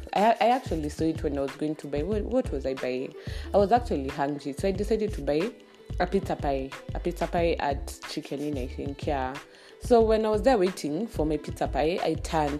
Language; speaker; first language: English; non-native, local second language; Swahili